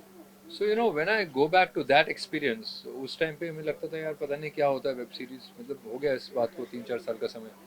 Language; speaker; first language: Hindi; native; Hindi